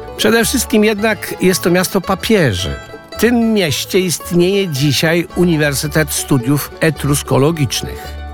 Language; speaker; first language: Polish; native; Polish